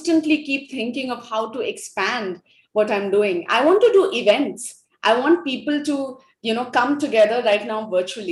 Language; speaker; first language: English; non-native, local second language; Hindi